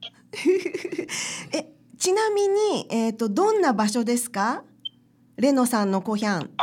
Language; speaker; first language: Japanese; native; Japanese